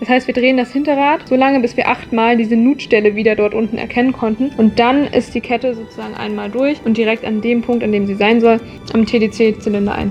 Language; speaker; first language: German; native; German